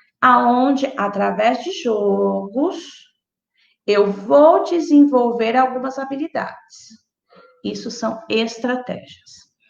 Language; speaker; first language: Portuguese; native; Portuguese